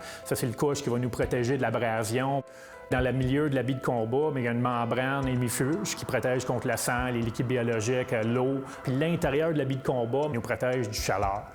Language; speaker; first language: French; native; French